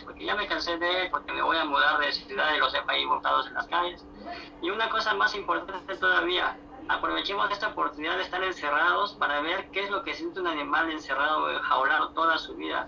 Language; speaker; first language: Spanish; native; Spanish